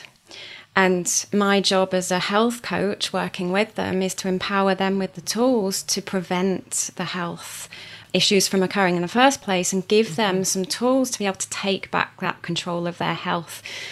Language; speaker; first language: English; native; English